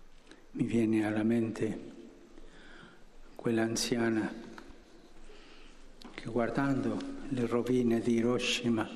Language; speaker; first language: Italian; non-native, fluent; Spanish